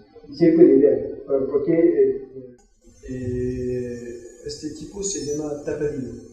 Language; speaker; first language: Spanish; non-native, learner; French